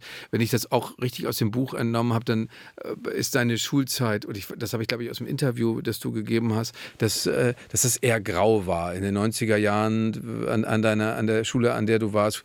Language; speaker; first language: German; native; German